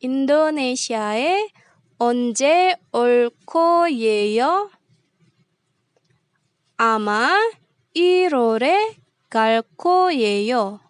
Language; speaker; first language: Korean; non-native, fluent; Indonesian